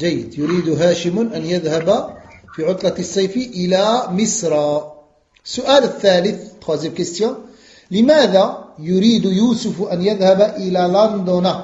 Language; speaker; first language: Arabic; non-native, fluent; French